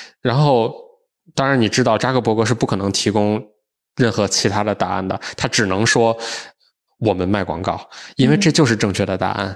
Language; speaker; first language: Chinese; native; Chinese